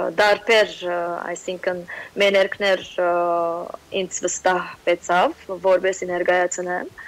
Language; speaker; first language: Armenian; early bilingual, heritage; Armenian